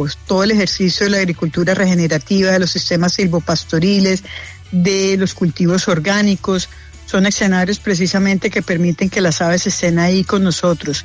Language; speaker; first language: Spanish; native; Spanish